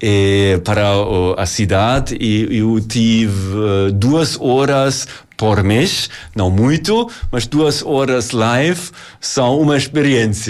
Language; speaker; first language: Portuguese; non-native, learner; German